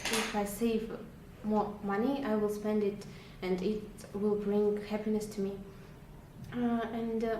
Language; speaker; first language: English; non-native, learner; Russian